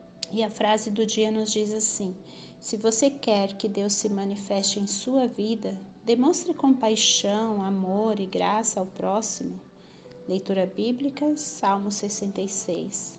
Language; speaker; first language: Portuguese; native; Portuguese